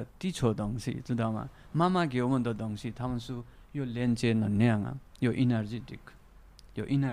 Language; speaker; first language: Chinese; non-native, fluent; Nepali